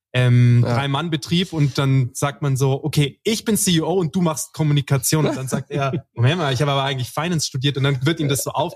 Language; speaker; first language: German; native; German